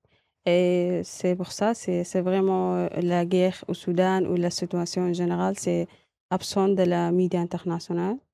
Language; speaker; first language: French; non-native, learner; Arabic